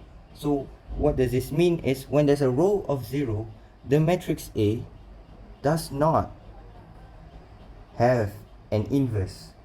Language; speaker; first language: English; non-native, local second language; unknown